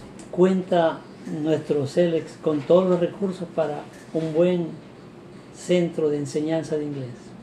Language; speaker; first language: Spanish; native; Spanish